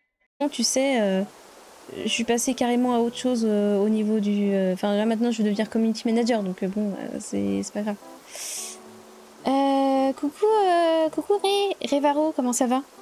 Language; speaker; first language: French; native; French